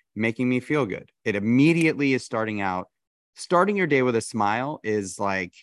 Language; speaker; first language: English; native; English